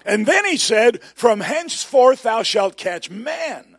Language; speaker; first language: English; native; English